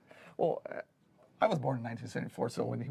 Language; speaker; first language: English; native; English